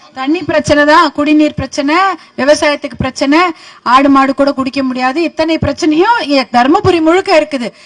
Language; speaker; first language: Tamil; native; Tamil